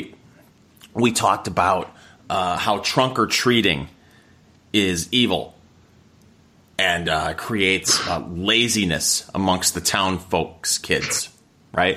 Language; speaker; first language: English; native; English